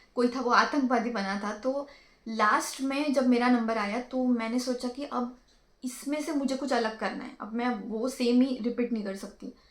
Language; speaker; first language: Hindi; non-native, local second language; Marathi